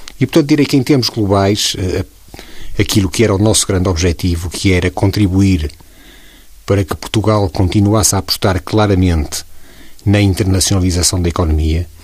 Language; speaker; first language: Portuguese; native; Portuguese